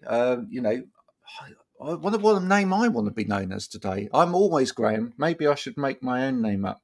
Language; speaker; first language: English; native; English